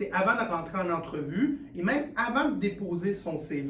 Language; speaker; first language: French; native; French